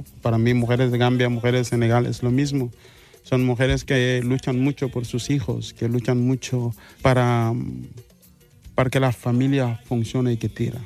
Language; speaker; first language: Spanish; non-native, fluent; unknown